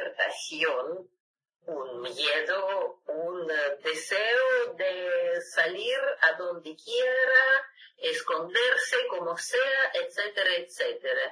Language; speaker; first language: Spanish; non-native, fluent; Russian